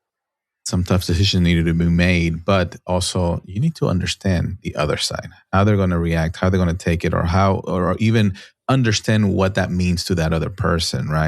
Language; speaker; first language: English; non-native, fluent; Spanish